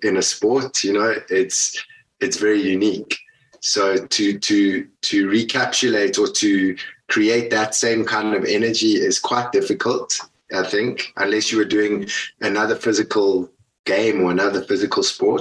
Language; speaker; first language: English; native; English